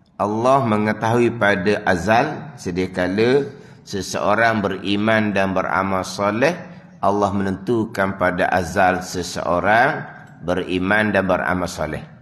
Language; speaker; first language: Malay; native; Malay